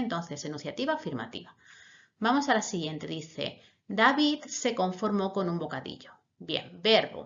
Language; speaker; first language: Spanish; native; Spanish